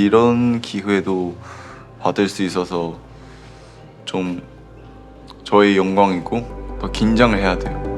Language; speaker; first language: Korean; non-native, learner; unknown